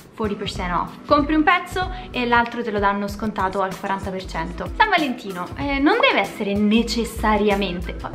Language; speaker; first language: Italian; native; Italian